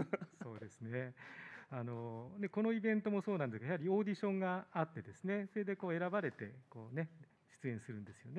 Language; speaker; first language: Japanese; native; Japanese